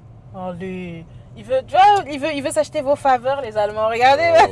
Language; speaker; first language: French; native; French